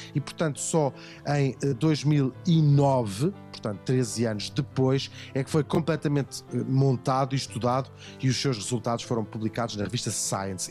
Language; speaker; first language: Portuguese; native; Portuguese